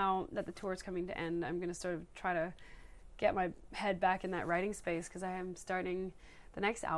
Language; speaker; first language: English; native; English